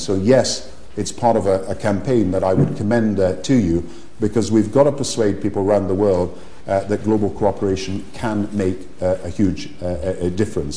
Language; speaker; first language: English; native; English